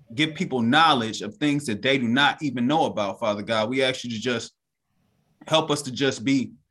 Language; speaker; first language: English; native; English